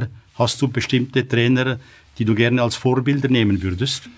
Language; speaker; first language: German; native; German